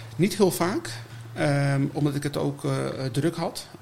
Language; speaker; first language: Dutch; native; Dutch